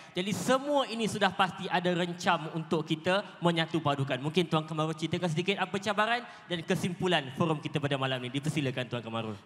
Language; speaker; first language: Malay; native; Malay